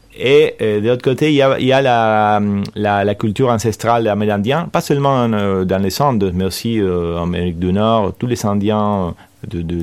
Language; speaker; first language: French; non-native, fluent; Spanish